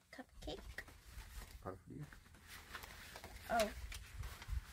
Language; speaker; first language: Spanish; early bilingual, other home language; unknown